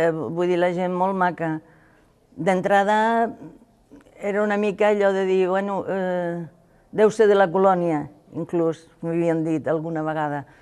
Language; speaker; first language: Catalan; non-native, local second language; Spanish